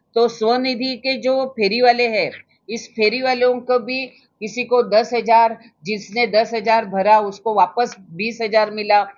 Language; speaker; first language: Hindi; non-native, local second language; Marathi